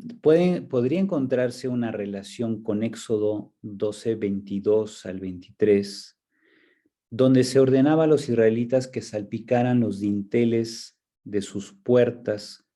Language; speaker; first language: Spanish; native; Spanish